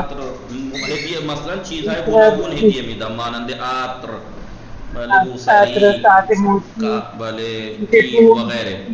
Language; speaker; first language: Persian; non-native, fluent; Urdu